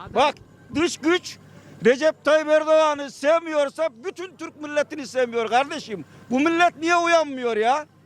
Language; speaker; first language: Turkish; native; Turkish